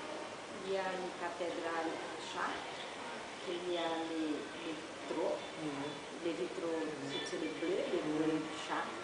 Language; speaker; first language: French; non-native, learner; Portuguese